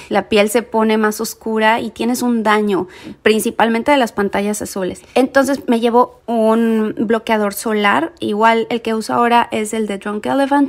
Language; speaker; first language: Spanish; native; Spanish